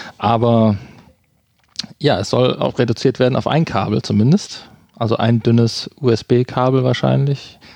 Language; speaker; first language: German; native; German